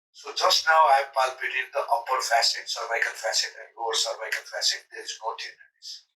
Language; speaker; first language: English; non-native, local second language; Nepali